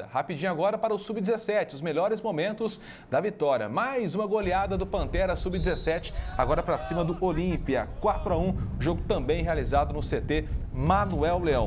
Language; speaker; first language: Portuguese; native; Portuguese